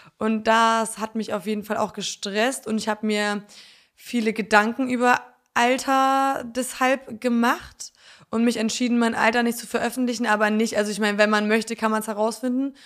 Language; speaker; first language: German; early bilingual, other home language; Polish